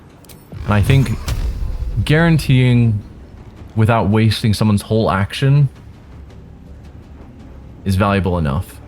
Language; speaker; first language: English; native; English